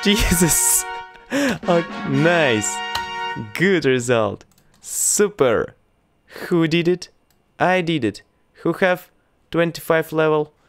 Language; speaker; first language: English; non-native, learner; Russian